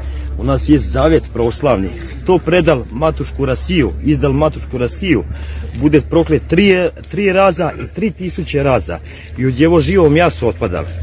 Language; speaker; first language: Russian; non-native, learner; Serbian